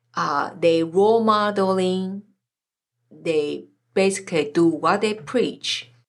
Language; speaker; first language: English; non-native, fluent; Chinese